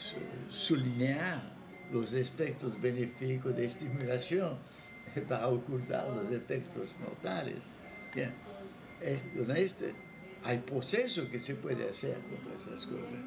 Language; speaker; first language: Spanish; non-native, fluent; French